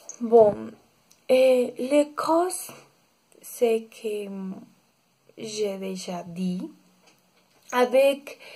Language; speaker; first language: French; non-native, learner; Spanish